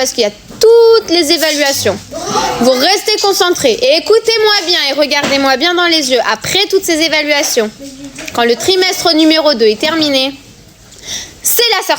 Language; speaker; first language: French; native; French